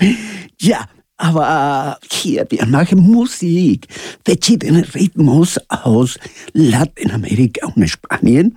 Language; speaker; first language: German; non-native, learner; Spanish